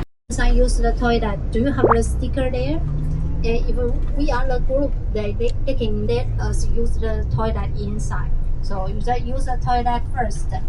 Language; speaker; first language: English; non-native, learner; Chinese